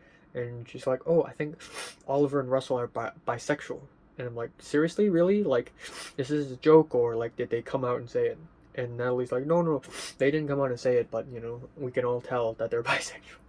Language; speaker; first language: English; non-native, local second language; Cantonese